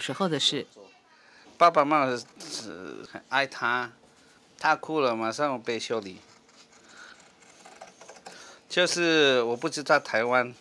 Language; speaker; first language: Chinese; non-native, learner; Spanish